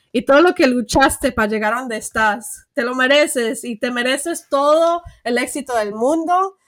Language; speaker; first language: Spanish; early bilingual, heritage; Spanish